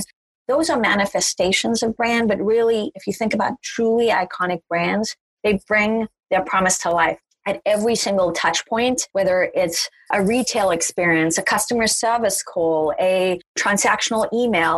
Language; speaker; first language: English; native; English